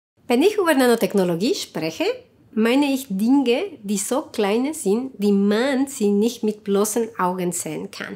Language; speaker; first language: German; non-native, fluent; Spanish